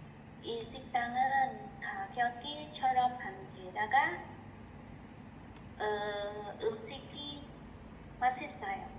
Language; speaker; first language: Korean; non-native, learner; Vietnamese